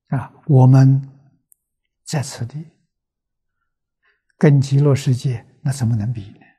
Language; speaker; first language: Chinese; native; Chinese